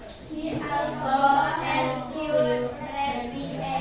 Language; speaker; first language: English; non-native, learner; Indonesian